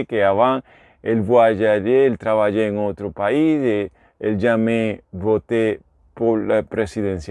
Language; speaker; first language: French; non-native, learner; Spanish